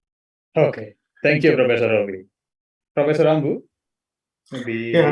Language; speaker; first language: English; non-native, fluent; Indonesian